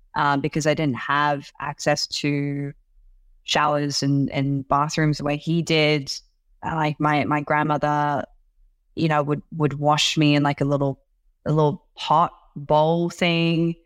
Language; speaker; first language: English; non-native, local second language; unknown